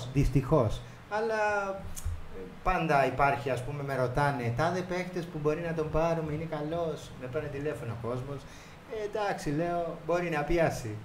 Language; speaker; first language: Greek; non-native, fluent; Spanish